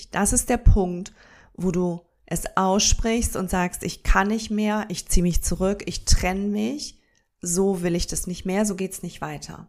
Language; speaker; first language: German; native; German